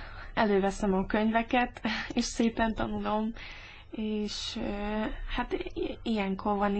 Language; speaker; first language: Hungarian; early bilingual, heritage; English